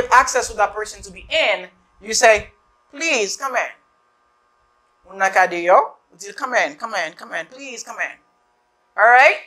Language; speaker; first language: English; non-native, fluent; Haitian Creole